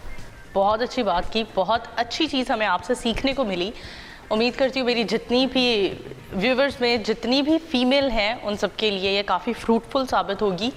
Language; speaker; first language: Hindi; native; Hindi